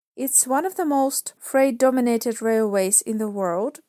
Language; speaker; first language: English; non-native, fluent; Russian